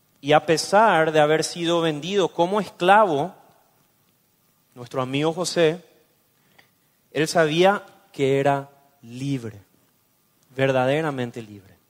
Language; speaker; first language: Spanish; native; Spanish